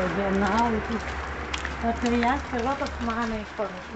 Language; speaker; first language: English; non-native, learner; Greek